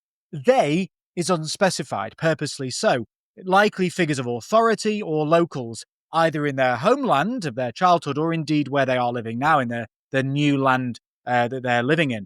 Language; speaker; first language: English; native; English